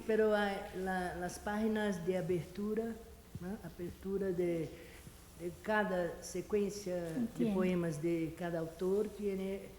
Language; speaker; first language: Spanish; non-native, fluent; Portuguese